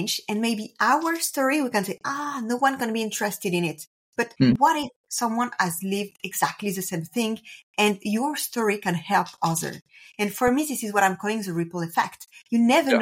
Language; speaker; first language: English; non-native, fluent; French